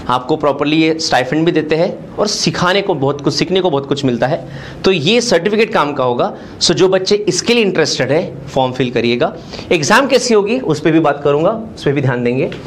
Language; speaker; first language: Hindi; non-native, local second language; Marathi